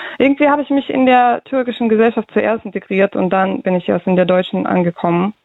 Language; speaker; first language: German; early bilingual, other home language; Russian